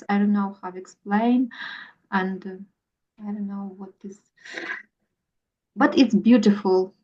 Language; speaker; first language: English; non-native, learner; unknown